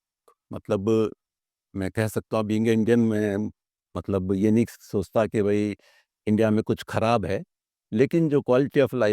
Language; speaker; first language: Hindi; native; Hindi